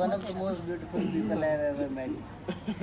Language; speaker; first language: English; non-native, local second language; Hindi